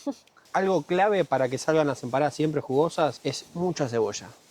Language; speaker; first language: Spanish; native; Spanish